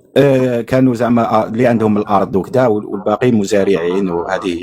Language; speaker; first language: Arabic; native; Arabic